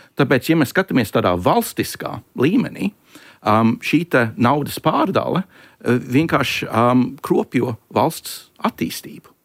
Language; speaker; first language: Latvian; early bilingual, heritage; Latvian